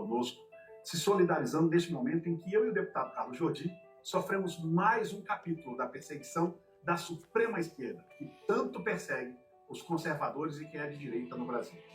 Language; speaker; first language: Portuguese; native; Portuguese